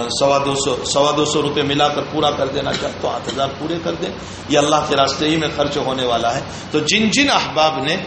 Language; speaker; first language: Urdu; native; Urdu